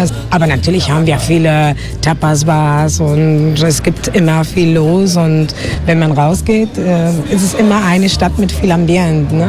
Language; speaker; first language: German; non-native, fluent; Spanish